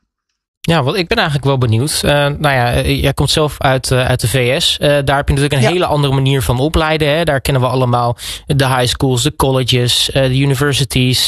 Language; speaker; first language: Dutch; native; Dutch